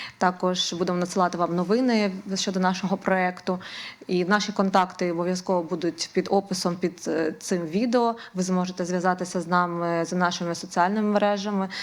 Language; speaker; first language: Ukrainian; native; Ukrainian